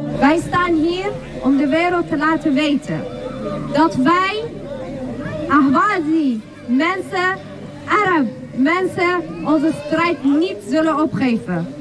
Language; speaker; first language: Dutch; early bilingual, other home language; Arabic